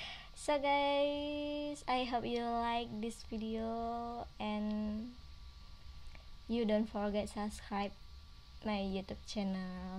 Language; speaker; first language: English; non-native, learner; Indonesian